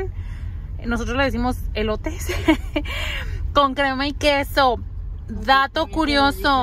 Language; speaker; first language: Spanish; native; Spanish